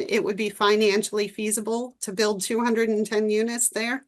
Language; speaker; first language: English; native; English